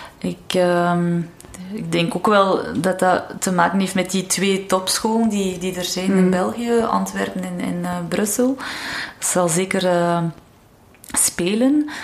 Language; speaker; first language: Dutch; non-native, local second language; French